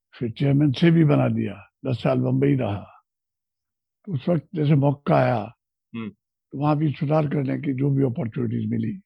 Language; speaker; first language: Hindi; native; Hindi